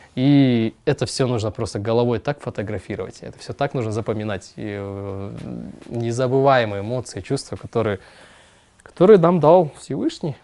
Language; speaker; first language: Russian; non-native, local second language; Kyrgyz